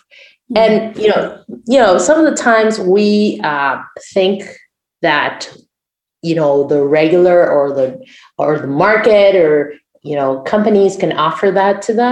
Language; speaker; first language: English; non-native, fluent; Spanish